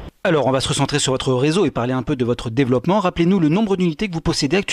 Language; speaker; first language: French; native; French